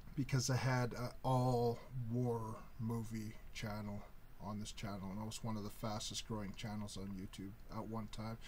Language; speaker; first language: English; native; English